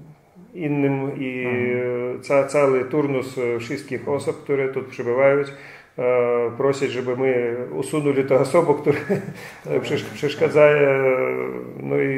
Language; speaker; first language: Polish; non-native, fluent; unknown